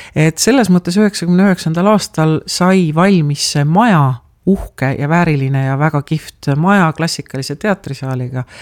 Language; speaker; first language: Estonian; native; Estonian